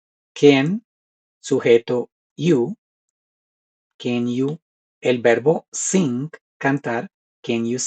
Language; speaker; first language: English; non-native, fluent; Spanish